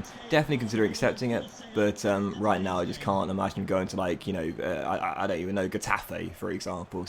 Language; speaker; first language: English; native; English